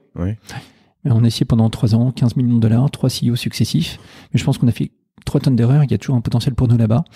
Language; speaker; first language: French; native; French